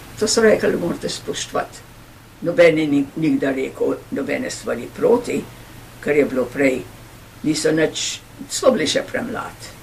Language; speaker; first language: Slovenian; native; Slovenian